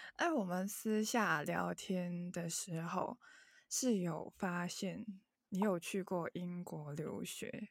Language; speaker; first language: Chinese; non-native, local second language; Cantonese